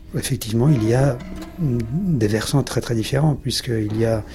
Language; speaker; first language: French; non-native, fluent; Spanish